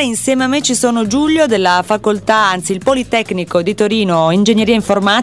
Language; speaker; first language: Italian; native; Italian